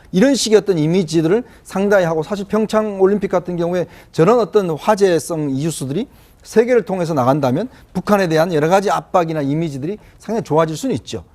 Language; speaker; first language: Korean; native; Korean